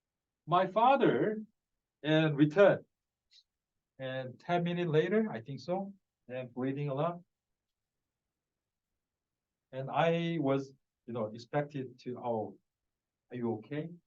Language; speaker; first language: English; non-native, fluent; Korean